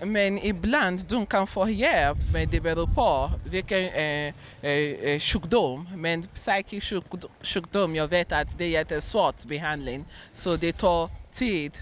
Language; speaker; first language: Swedish; non-native, learner; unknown